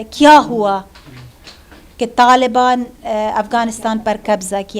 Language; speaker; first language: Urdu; non-native, fluent; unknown